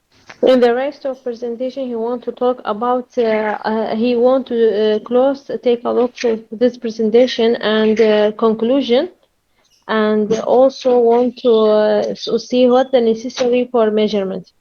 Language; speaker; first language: English; non-native, learner; Arabic